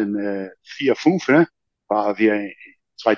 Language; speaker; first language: German; non-native, learner; Portuguese